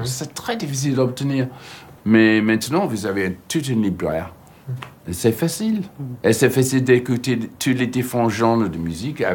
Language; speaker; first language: French; non-native, fluent; English